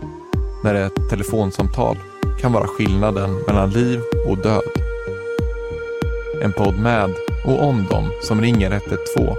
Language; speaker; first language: Swedish; native; Swedish